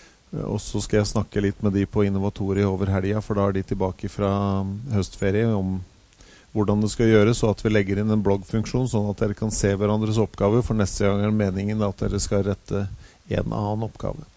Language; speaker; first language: Norwegian; native; Norwegian